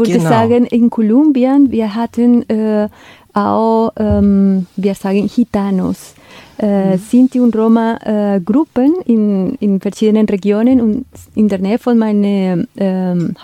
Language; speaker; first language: German; non-native, fluent; Spanish